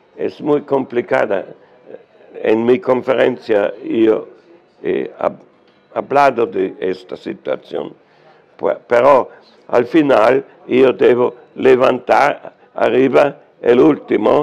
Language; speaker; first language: Spanish; non-native, learner; German